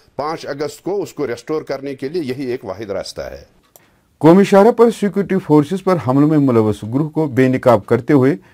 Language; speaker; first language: Urdu; non-native, local second language; Kashmiri